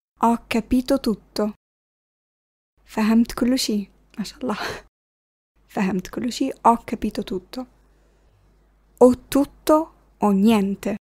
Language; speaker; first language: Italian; non-native, fluent; Arabic